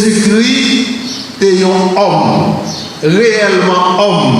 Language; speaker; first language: French; non-native, learner; Haitian Creole